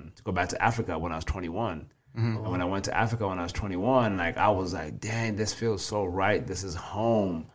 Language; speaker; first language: English; early bilingual, other home language; Swahili